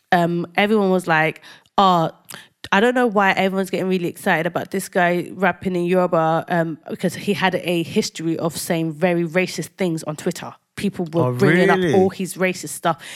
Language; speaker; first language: English; native; English